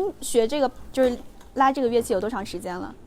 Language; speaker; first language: Chinese; native; Chinese